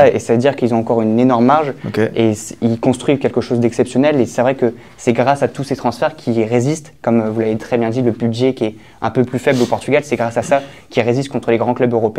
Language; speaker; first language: French; native; French